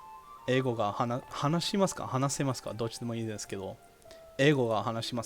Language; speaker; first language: Japanese; non-native, learner; English